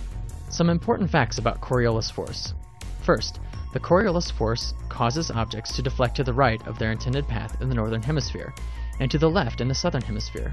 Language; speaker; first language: English; native; English